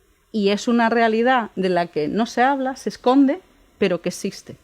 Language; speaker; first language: Spanish; native; Spanish